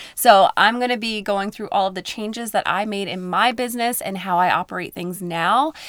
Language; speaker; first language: English; native; English